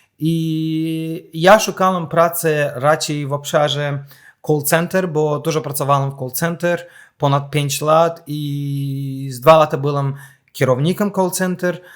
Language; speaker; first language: Polish; non-native, fluent; Azerbaijani